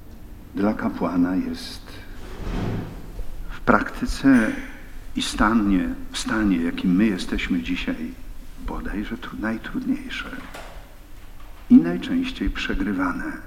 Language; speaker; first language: Polish; native; Polish